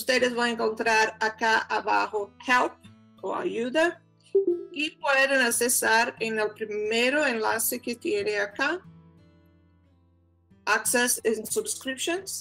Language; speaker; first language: Spanish; non-native, fluent; Portuguese